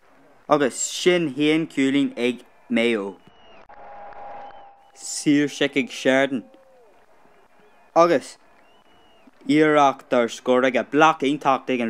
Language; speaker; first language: Irish; non-native, local second language; English